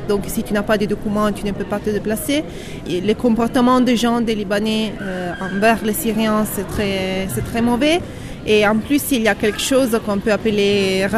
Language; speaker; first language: French; non-native, fluent; Italian